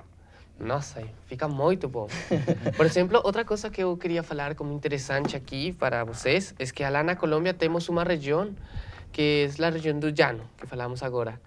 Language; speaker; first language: Portuguese; non-native, learner; Spanish